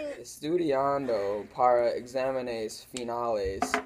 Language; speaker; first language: Spanish; non-native, learner; English